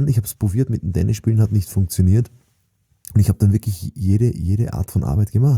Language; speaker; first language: German; native; German